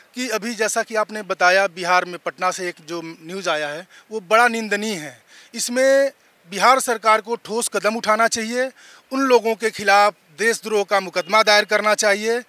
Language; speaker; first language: Hindi; native; Hindi